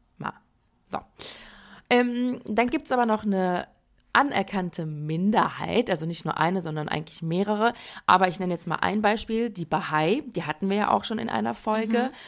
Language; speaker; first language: German; early bilingual, other home language; Persian